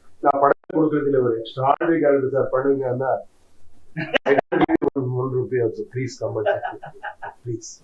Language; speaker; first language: Tamil; non-native, learner; Kannada